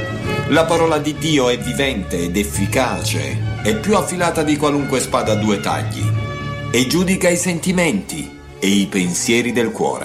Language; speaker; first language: Italian; native; Italian